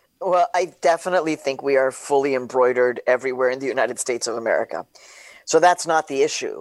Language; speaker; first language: English; early bilingual, other home language; Spanish